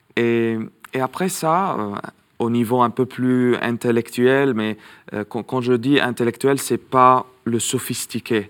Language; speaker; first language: French; non-native, local second language; Arabic